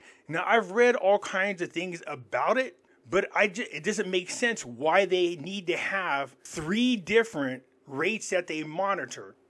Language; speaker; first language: English; native; English